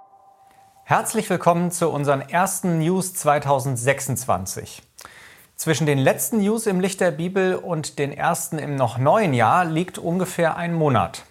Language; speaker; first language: German; native; German